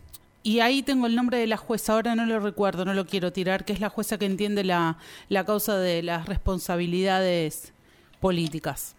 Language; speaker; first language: Spanish; native; Spanish